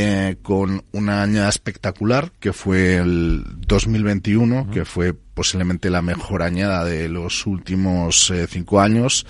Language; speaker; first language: Spanish; native; Spanish